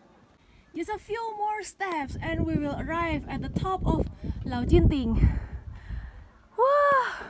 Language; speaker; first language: English; non-native, fluent; Indonesian